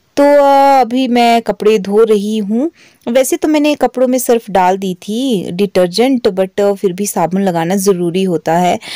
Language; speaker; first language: Hindi; native; Hindi